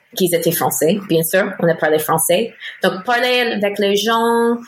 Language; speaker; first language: French; non-native, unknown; English